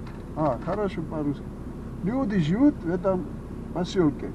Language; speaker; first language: Russian; non-native, learner; Georgian